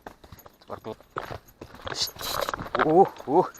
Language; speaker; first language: Arabic; native; Arabic